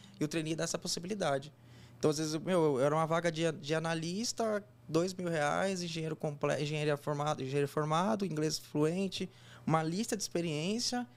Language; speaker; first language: Portuguese; native; Portuguese